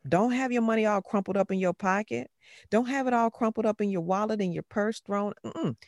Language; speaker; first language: English; native; English